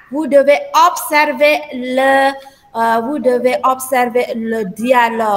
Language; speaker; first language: French; non-native, fluent; Indonesian